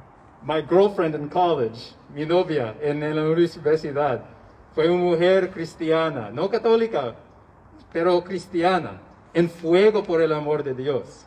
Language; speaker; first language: Spanish; non-native, learner; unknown